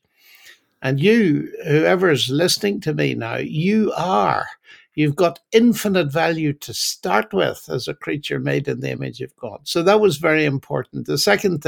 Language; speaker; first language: English; native; English